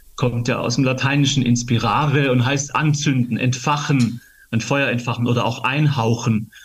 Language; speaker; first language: German; native; German